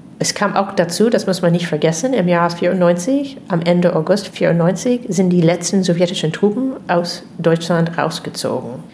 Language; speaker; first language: German; non-native, fluent; English